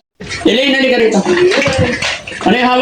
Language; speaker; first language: Filipino; native; Filipino